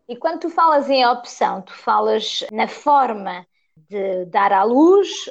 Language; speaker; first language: Portuguese; early bilingual, heritage; Portuguese